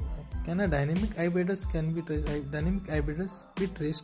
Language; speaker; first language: English; non-native, local second language; Hindi